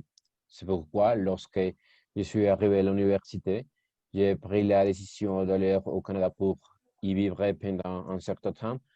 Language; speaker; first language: French; non-native, learner; Spanish